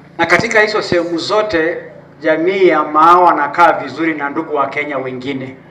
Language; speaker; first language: Swahili; non-native, local second language; Masai